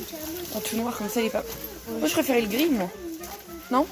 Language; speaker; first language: French; native; French